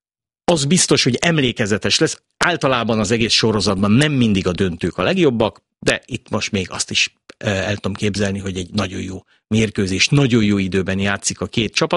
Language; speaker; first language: Hungarian; native; Hungarian